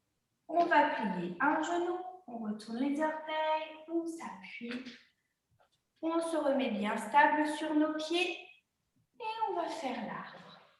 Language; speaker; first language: French; native; French